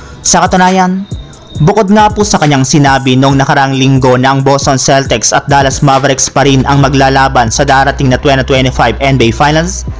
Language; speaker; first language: Filipino; native; Filipino